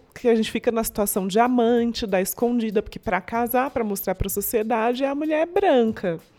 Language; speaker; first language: Portuguese; native; Portuguese